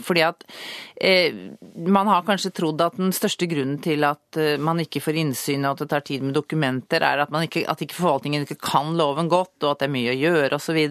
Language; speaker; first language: Norwegian; native; Norwegian